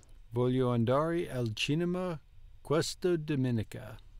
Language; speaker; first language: Italian; non-native, learner; English